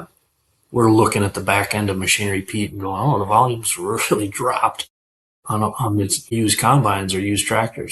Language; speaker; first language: English; native; English